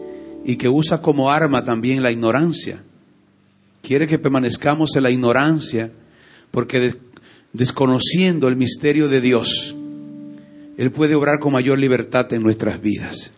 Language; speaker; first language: Spanish; native; Spanish